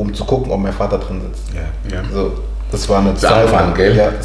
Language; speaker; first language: German; early bilingual, other home language; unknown